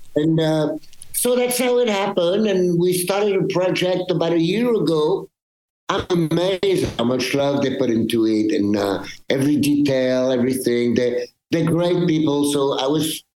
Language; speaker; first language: English; early bilingual, other home language; French